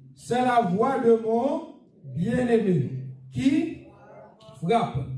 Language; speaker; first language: French; non-native, learner; English